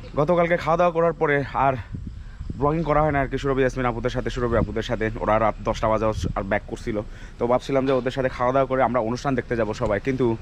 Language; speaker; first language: Bangla; native; Bangla